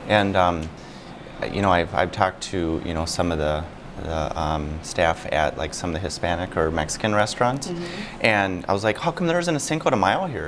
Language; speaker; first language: English; native; English